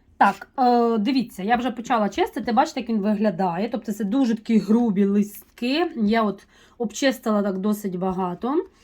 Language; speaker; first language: Ukrainian; non-native, local second language; Russian